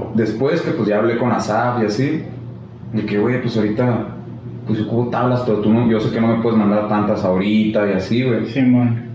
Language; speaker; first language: Spanish; native; Spanish